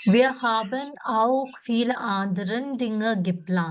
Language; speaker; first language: German; non-native, fluent; Malayalam